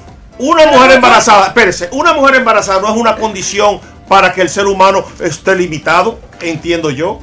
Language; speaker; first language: Spanish; native; Spanish